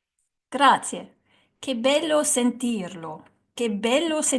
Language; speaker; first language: Italian; non-native, learner; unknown